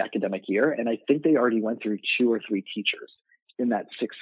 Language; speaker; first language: English; native; English